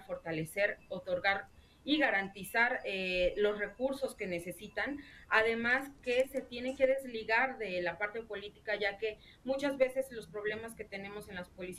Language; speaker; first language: Spanish; native; Spanish